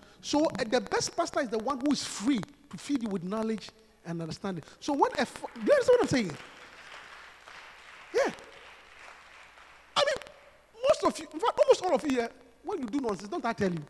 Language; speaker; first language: English; non-native, local second language; Akan